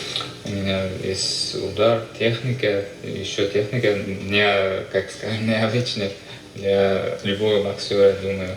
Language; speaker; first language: Russian; non-native, local second language; Uzbek